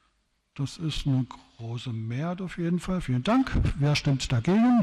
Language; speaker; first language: German; native; German